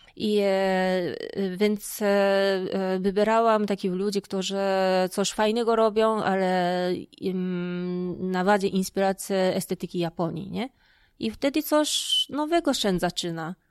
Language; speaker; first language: Polish; non-native, fluent; Japanese